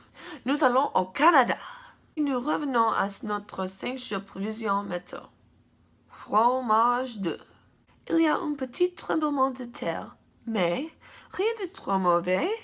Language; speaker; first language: French; non-native, learner; English